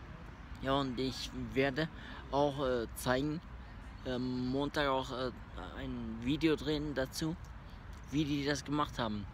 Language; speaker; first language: German; early bilingual, other home language; Turkish